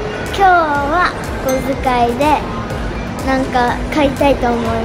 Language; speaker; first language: Japanese; early bilingual, heritage; Japanese